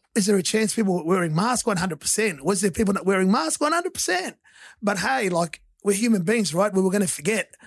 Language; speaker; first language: English; early bilingual, other home language; Arabic